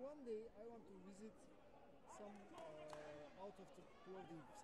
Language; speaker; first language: English; non-native, learner; Spanish